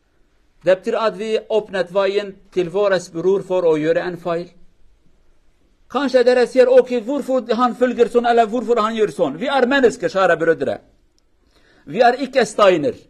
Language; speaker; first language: Norwegian; non-native, learner; Kurdish